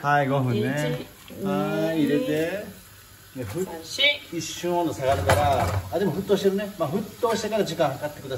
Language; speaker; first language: Japanese; native; Japanese